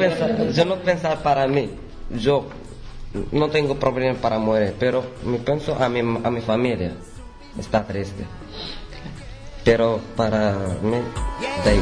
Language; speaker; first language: Spanish; non-native, learner; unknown